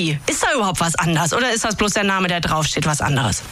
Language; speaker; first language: German; native; German